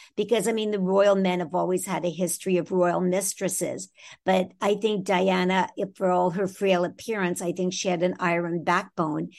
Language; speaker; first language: English; native; English